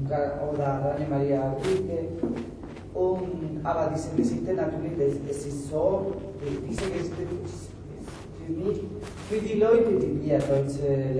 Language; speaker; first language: German; non-native, learner; Spanish